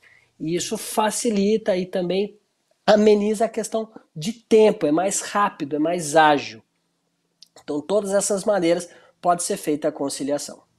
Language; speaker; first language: Portuguese; native; Portuguese